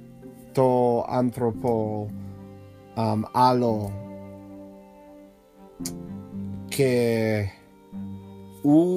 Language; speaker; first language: Greek; non-native, learner; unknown